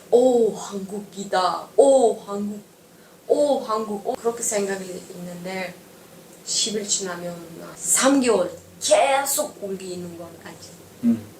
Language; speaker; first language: Korean; non-native, learner; Uzbek